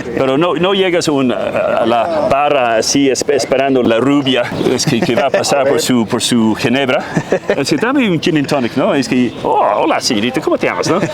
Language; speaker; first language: Spanish; non-native, fluent; English